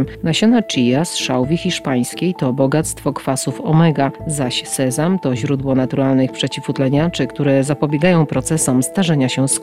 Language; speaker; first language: Polish; native; Polish